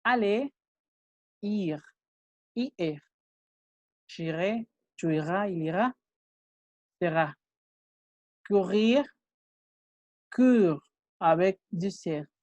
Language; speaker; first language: French; non-native, fluent; Spanish